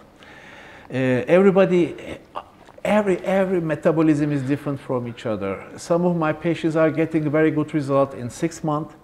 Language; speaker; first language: English; non-native, learner; Turkish